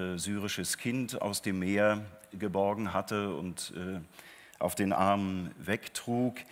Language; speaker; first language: German; native; German